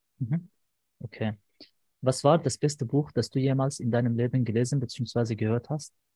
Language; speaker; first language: German; native; German